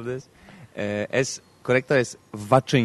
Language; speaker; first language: Spanish; non-native, fluent; Polish